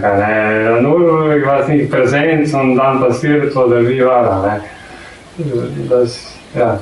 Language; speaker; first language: German; non-native, learner; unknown